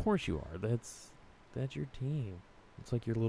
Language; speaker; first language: English; native; English